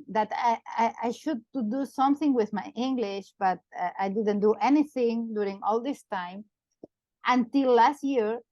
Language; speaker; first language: English; non-native, learner; Catalan